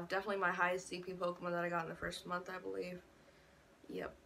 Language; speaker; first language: English; native; English